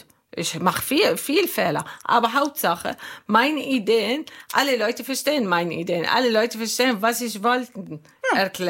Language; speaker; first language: German; non-native, learner; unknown